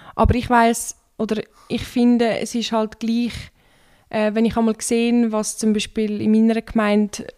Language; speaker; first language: German; non-native, fluent; Turkish